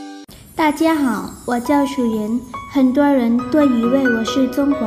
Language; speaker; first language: Chinese; non-native, fluent; Thai